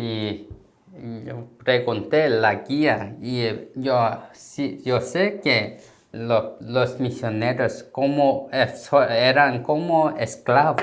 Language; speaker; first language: Spanish; non-native, learner; Korean